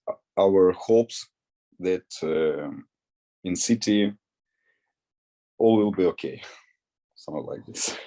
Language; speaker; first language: English; non-native, learner; Ukrainian